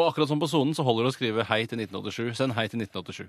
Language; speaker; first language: Norwegian; native; Norwegian